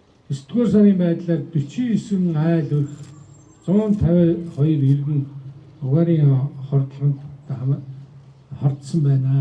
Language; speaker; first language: Mongolian; native; Mongolian